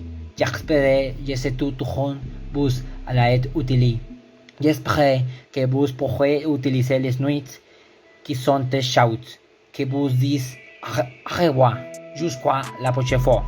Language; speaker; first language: French; non-native, learner; Spanish